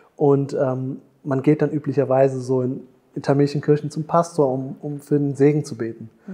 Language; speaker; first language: German; early bilingual, other home language; Tamil